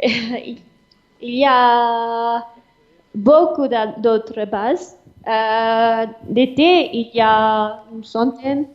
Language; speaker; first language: French; non-native, learner; English